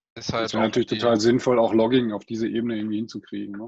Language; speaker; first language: German; non-native, fluent; English